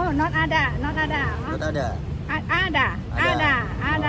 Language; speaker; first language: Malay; non-native, learner; Thai